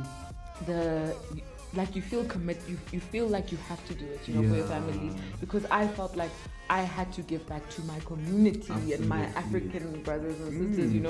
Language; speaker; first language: English; non-native, local second language; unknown